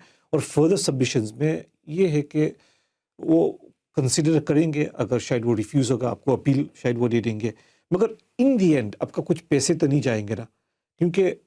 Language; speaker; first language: Hindi; early bilingual, heritage; Hindi